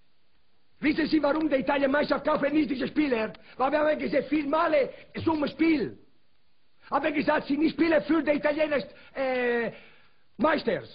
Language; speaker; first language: German; non-native, learner; Italian